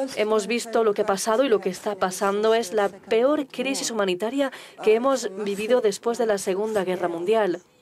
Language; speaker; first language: Spanish; non-native, fluent; Turkish